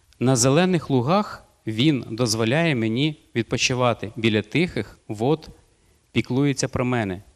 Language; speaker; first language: Ukrainian; non-native, local second language; Russian